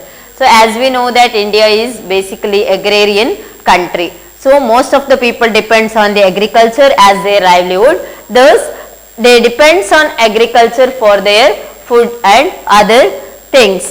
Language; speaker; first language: English; non-native, local second language; Kannada